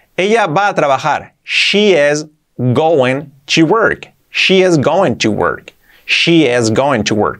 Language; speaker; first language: English; non-native, fluent; Spanish